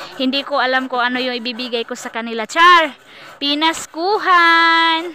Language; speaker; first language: Filipino; non-native, local second language; Cebuano